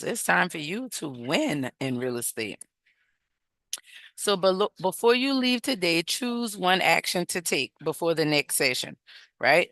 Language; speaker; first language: English; native; English